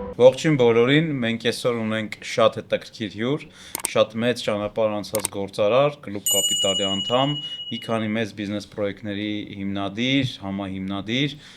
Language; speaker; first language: Armenian; native; Armenian